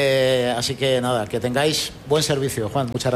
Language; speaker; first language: Spanish; native; Spanish